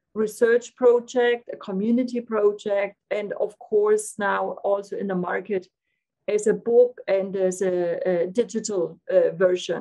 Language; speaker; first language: English; non-native, fluent; German